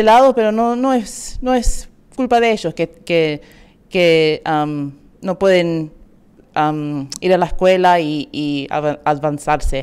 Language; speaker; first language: Spanish; early bilingual, heritage; Spanish